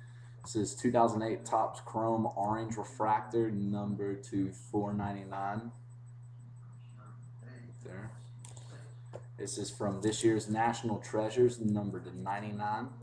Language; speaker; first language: English; native; English